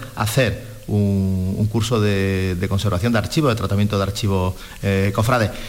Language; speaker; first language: Spanish; native; Spanish